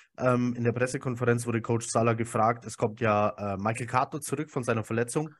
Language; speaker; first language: German; native; German